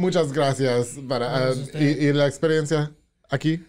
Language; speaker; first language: Spanish; early bilingual, heritage; English